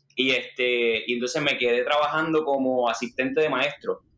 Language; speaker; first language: Spanish; native; Spanish